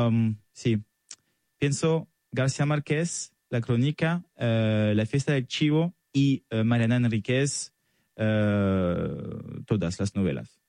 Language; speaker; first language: Spanish; non-native, learner; French